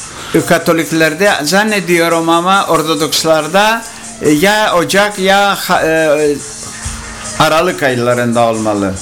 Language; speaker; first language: Turkish; non-native, local second language; Greek